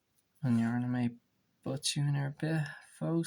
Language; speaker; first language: Irish; non-native, local second language; English